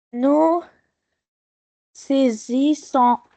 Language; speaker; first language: French; non-native, local second language; Arabic